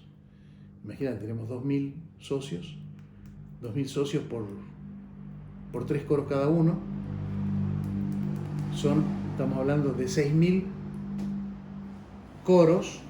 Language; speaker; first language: Spanish; native; Spanish